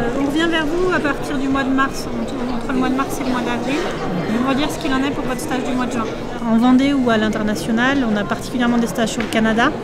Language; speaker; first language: French; native; French